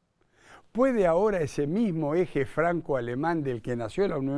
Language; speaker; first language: Spanish; native; Spanish